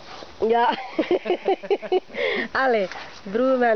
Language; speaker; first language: Dutch; non-native, learner; Thai